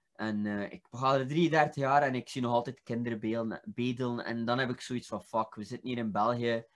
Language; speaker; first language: Dutch; early bilingual, other home language; Punjabi